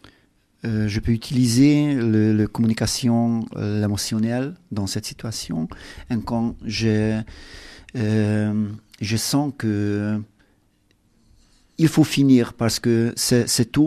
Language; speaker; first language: French; non-native, learner; Hungarian